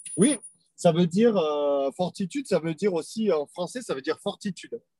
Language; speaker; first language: French; native; French